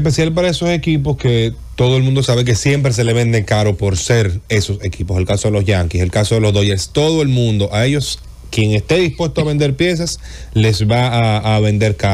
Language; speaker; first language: Spanish; native; Spanish